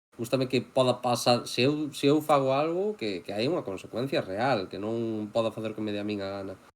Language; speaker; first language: Galician; native; Galician